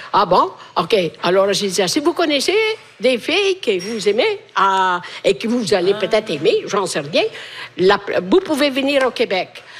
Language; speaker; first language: French; non-native, fluent; Italian